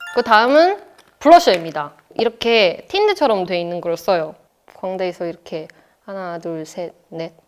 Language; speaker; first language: Korean; non-native, fluent; Chinese